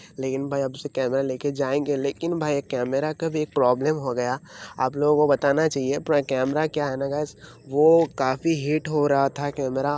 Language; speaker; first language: Hindi; non-native, local second language; Bangla